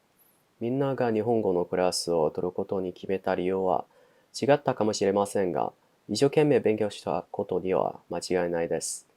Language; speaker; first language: Japanese; non-native, learner; English